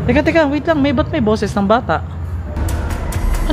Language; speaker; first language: Filipino; native; Filipino